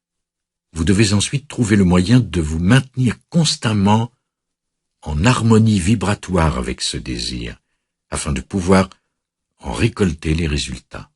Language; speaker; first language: French; native; French